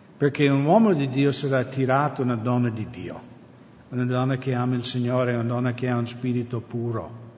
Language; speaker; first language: Italian; non-native, fluent; English